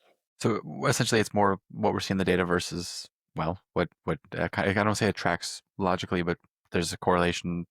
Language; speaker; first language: English; native; English